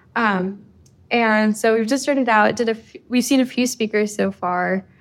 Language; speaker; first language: English; early bilingual, other home language; Spanish